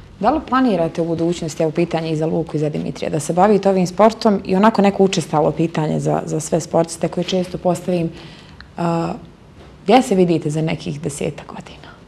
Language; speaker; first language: Bosnian; native; Bosnian